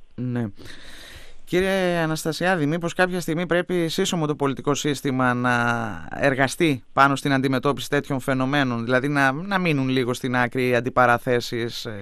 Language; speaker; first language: Greek; native; Greek